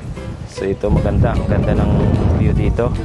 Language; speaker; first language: Filipino; native; Filipino